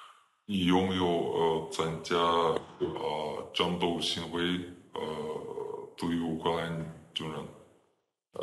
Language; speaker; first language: Chinese; non-native, fluent; Ukrainian